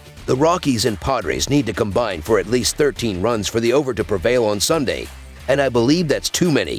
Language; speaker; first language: English; native; English